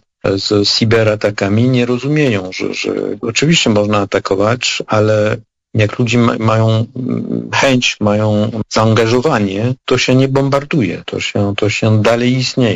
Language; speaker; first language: Polish; non-native, fluent; French